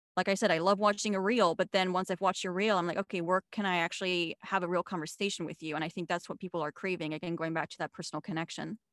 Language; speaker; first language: English; non-native, fluent; German